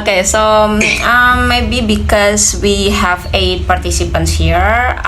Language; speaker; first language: English; non-native, fluent; Indonesian